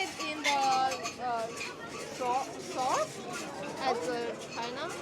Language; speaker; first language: English; non-native, learner; Chinese